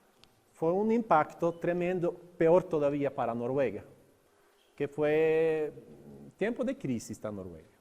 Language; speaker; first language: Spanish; non-native, learner; Norwegian